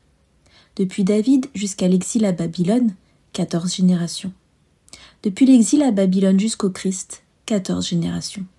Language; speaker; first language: French; native; French